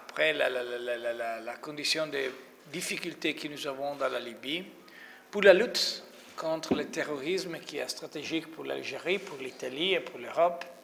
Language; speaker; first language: French; non-native, fluent; Italian